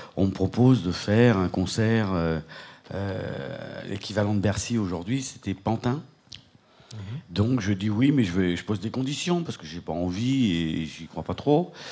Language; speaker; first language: French; native; French